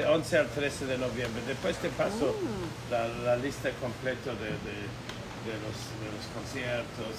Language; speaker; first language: Spanish; non-native, fluent; English